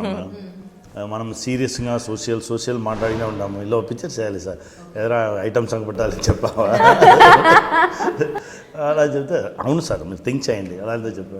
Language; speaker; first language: Telugu; non-native, local second language; Tamil